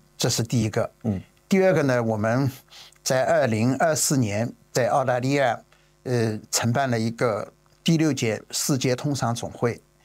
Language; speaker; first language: Chinese; native; Chinese